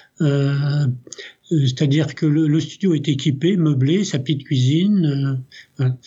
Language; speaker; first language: French; early bilingual, other home language; Italian